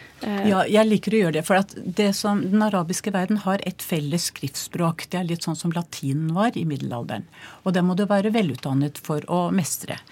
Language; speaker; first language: Norwegian; native; Norwegian